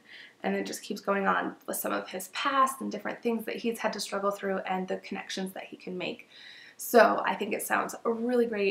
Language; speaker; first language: English; native; English